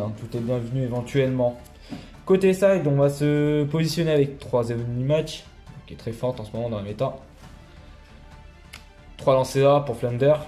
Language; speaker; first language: French; native; French